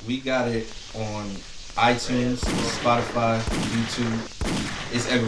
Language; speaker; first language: English; native; English